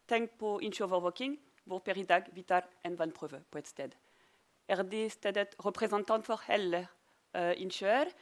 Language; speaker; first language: Norwegian; non-native, fluent; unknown